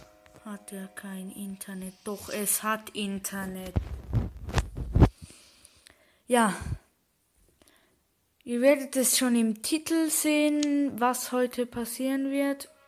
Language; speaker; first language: German; native; German